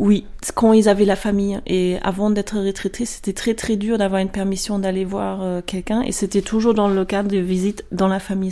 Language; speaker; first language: French; non-native, fluent; German